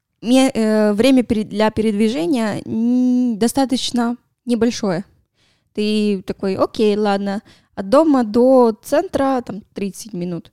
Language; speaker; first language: Russian; non-native, fluent; Spanish